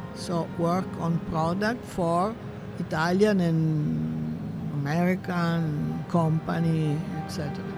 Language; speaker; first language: English; non-native, fluent; Italian